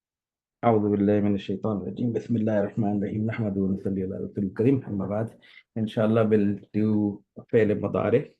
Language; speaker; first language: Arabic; non-native, learner; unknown